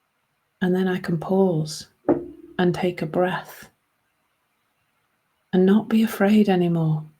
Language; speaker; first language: English; native; English